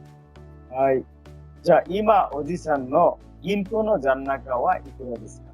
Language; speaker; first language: Japanese; non-native, fluent; Bangla